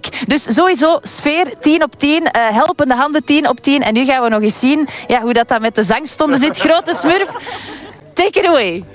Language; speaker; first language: Dutch; native; Dutch